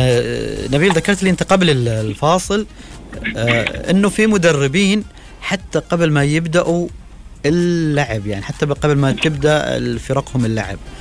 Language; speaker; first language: Arabic; native; Arabic